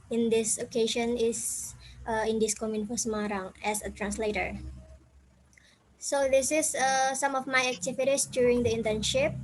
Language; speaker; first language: English; non-native, fluent; Indonesian